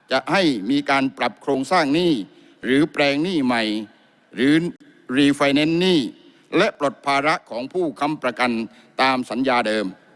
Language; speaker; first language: Thai; native; Thai